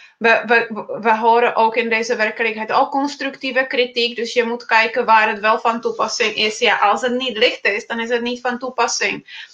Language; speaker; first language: Dutch; non-native, fluent; Czech